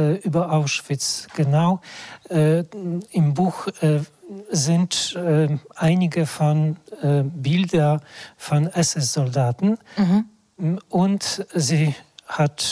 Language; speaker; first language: German; non-native, fluent; Polish